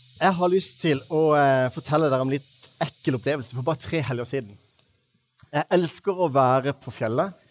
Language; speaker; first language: Norwegian; native; Norwegian